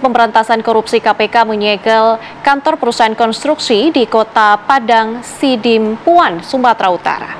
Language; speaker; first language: Indonesian; native; Indonesian